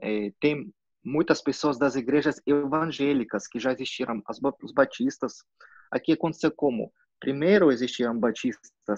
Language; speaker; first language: Portuguese; non-native, fluent; Russian